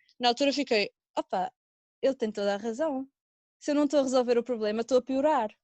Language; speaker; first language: Portuguese; native; Portuguese